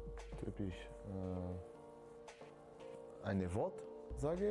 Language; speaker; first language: German; non-native, learner; French